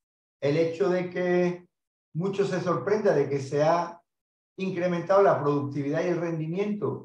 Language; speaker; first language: Spanish; native; Spanish